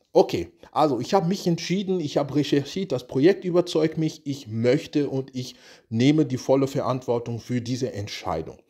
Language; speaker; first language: German; non-native, fluent; French